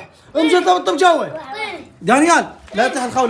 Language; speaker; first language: Arabic; native; Arabic